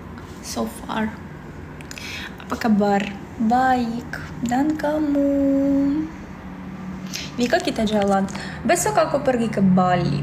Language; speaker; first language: Indonesian; non-native, learner; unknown